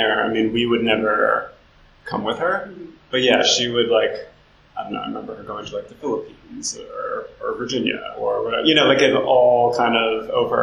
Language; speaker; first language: English; native; English